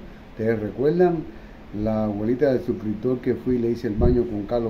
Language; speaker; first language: Spanish; native; Spanish